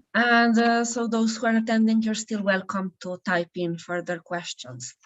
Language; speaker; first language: English; non-native, fluent; Slovenian